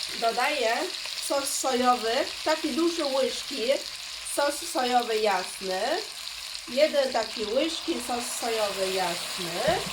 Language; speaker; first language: Polish; non-native, learner; Chinese